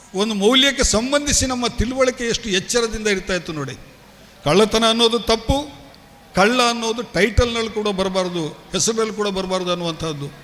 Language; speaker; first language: Kannada; non-native, local second language; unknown